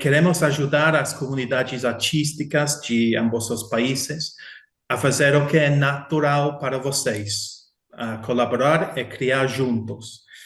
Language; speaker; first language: Portuguese; non-native, fluent; English